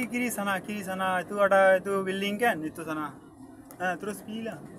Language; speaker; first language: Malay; non-native, learner; Bangla